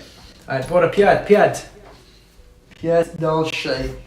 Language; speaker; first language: Russian; non-native, learner; English